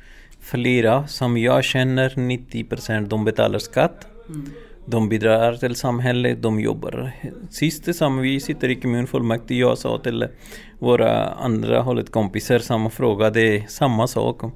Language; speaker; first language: Swedish; non-native, learner; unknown